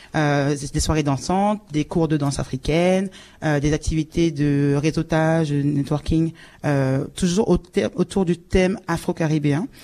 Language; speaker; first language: French; native; French